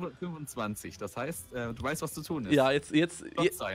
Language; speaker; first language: German; native; German